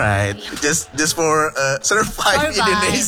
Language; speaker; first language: English; non-native, fluent; Indonesian